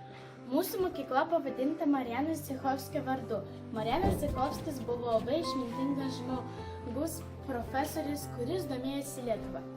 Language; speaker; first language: Lithuanian; non-native, local second language; Polish